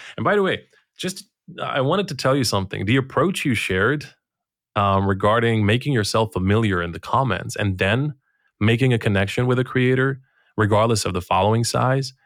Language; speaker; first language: English; non-native, fluent; Bosnian